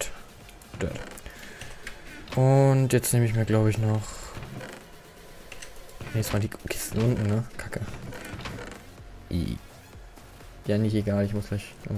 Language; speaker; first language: German; native; German